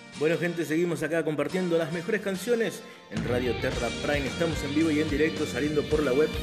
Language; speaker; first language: Spanish; native; Spanish